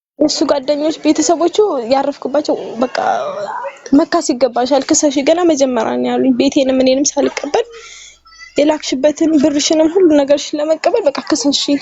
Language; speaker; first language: Amharic; native; Amharic